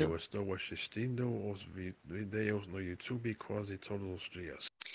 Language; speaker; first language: Portuguese; non-native, learner; English